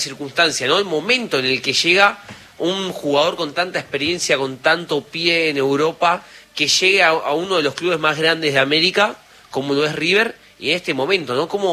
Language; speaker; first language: Spanish; native; Spanish